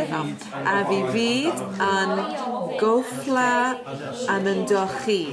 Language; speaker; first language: Welsh; non-native, learner; English